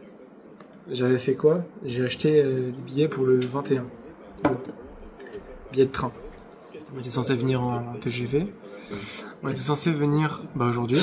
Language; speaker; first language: French; native; French